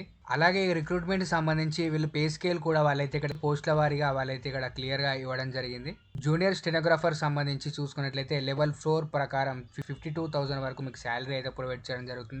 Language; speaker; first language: Telugu; native; Telugu